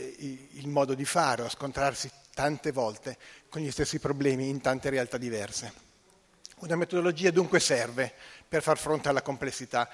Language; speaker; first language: Italian; native; Italian